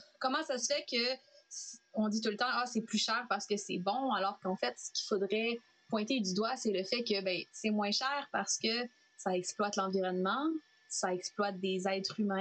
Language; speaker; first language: French; native; French